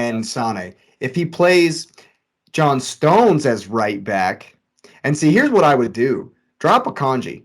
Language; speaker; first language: English; native; English